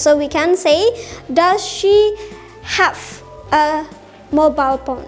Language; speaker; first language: English; non-native, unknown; Indonesian